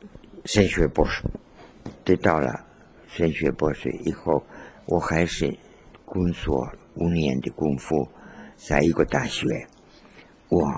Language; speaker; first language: Chinese; non-native, learner; Spanish